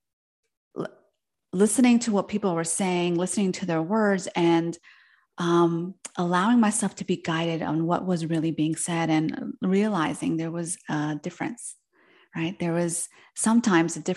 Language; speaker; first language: English; early bilingual, other home language; Spanish